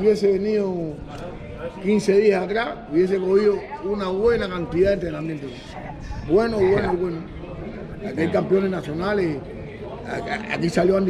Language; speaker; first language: Spanish; native; Spanish